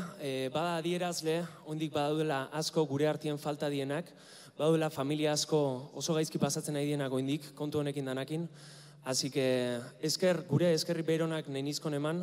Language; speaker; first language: Basque; native; Basque